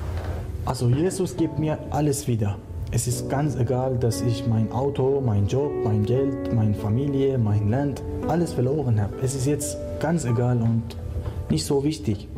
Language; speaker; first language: German; non-native, learner; Persian